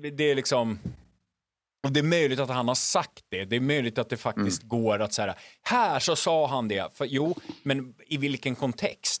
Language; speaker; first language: Swedish; native; Swedish